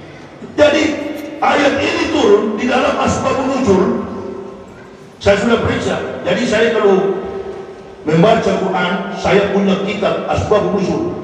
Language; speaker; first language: Indonesian; native; Indonesian